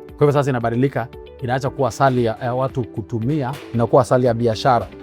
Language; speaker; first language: Swahili; non-native, local second language; Kamba